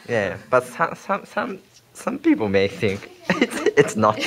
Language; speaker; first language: English; non-native, learner; Japanese